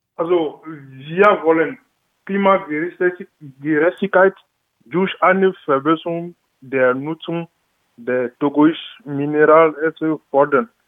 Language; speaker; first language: German; non-native, learner; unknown